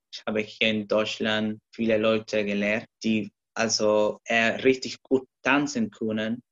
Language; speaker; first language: German; non-native, learner; Spanish